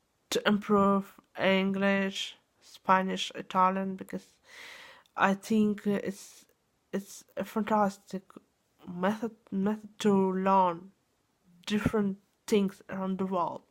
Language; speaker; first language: English; non-native, learner; Russian